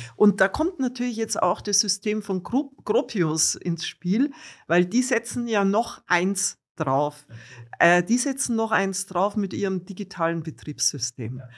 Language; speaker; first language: German; native; German